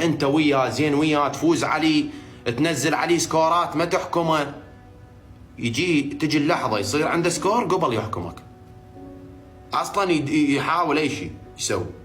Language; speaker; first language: Arabic; native; Arabic